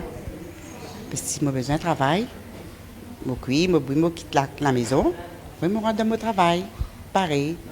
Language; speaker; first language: French; non-native, local second language; Morisyen